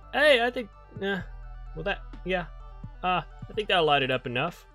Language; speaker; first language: English; native; English